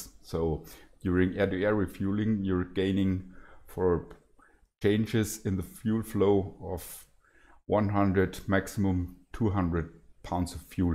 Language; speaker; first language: English; non-native, fluent; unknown